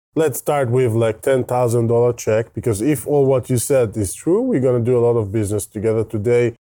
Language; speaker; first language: English; non-native, fluent; Hebrew